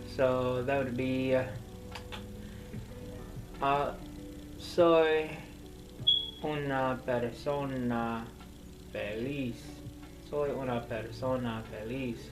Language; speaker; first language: Spanish; non-native, learner; English